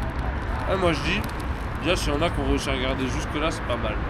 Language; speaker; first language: French; native; French